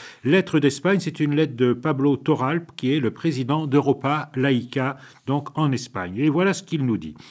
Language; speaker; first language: French; native; French